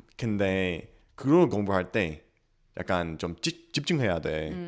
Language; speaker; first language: Korean; non-native, learner; English